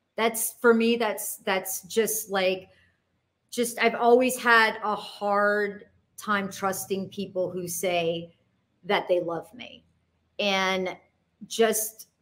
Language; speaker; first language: English; native; English